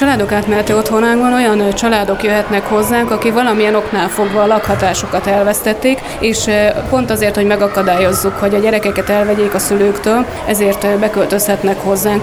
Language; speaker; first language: Hungarian; native; Hungarian